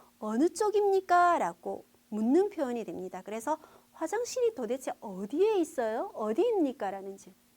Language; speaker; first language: Korean; native; Korean